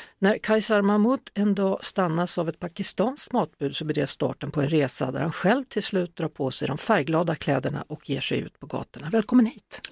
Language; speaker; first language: Swedish; native; Swedish